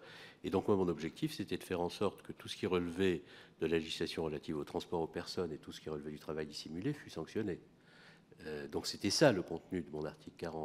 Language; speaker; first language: French; native; French